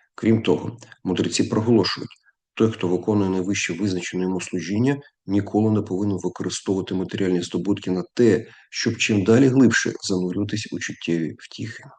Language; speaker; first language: Ukrainian; non-native, local second language; Russian